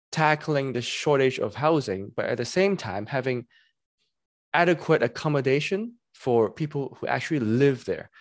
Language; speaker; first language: English; non-native, local second language; Cantonese